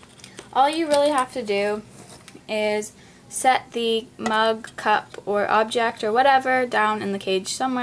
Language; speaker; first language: English; native; English